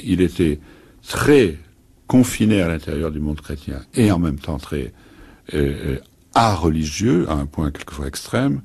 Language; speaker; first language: French; native; French